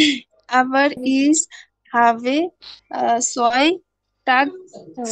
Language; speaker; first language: German; non-native, learner; Bangla